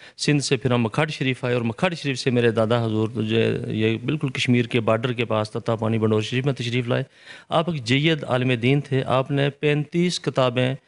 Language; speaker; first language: Urdu; non-native, local second language; Punjabi